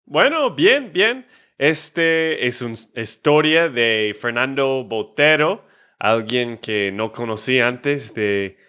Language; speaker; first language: Spanish; non-native, fluent; English